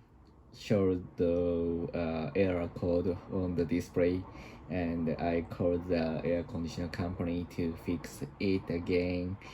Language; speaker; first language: English; non-native, learner; Japanese